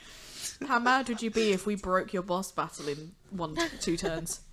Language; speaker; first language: English; native; English